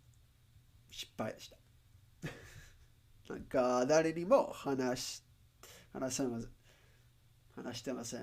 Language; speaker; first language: Japanese; non-native, learner; Spanish